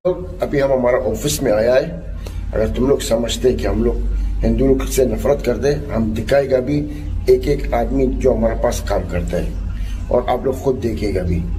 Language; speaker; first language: Hindi; non-native, learner; Arabic